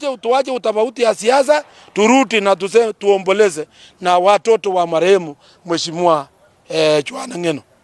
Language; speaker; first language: Swahili; non-native, local second language; Kalenjin